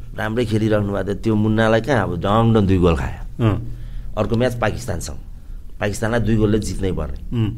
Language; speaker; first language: Nepali; native; Nepali